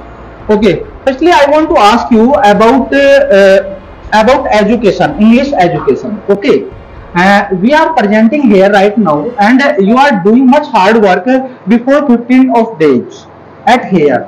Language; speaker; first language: English; non-native, local second language; Hindi